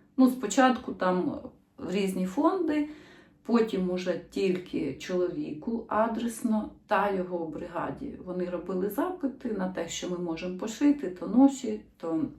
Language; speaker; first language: Ukrainian; native; Ukrainian